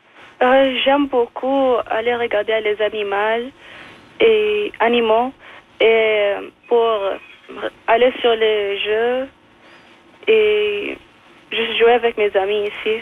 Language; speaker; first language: French; non-native, local second language; English